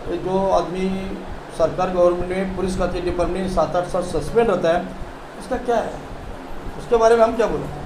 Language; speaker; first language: Hindi; non-native, local second language; Marathi